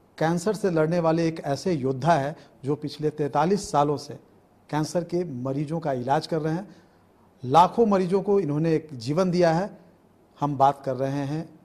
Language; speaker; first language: Hindi; native; Hindi